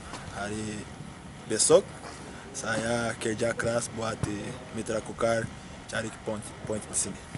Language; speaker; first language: Indonesian; non-native, learner; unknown